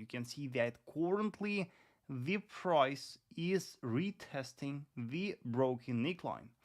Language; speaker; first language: English; non-native, fluent; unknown